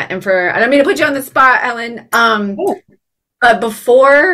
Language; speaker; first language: English; native; English